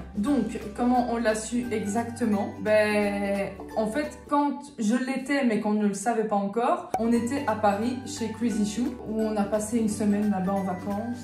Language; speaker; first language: French; native; French